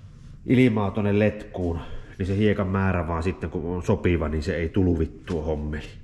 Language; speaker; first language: Finnish; native; Finnish